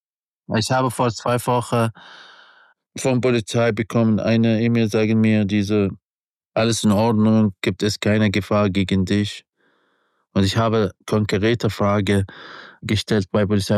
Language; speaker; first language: German; non-native, learner; Arabic